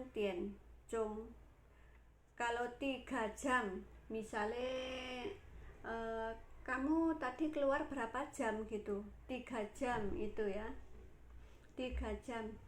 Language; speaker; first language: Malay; non-native, local second language; Javanese